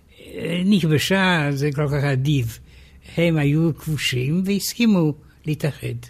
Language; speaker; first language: Hebrew; non-native, fluent; Romanian